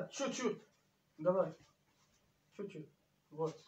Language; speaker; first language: Russian; non-native, learner; Turkish